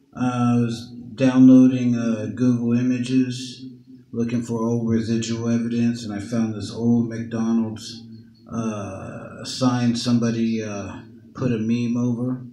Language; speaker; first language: English; native; English